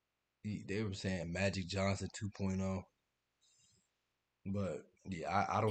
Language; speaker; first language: English; native; English